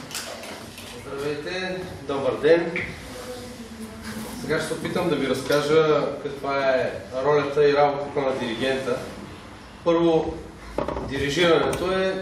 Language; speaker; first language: Bulgarian; native; Bulgarian